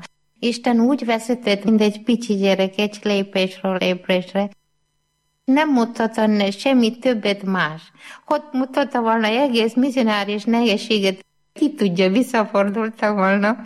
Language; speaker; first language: Hungarian; non-native, learner; Malayalam